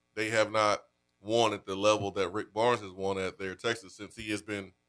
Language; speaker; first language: English; native; English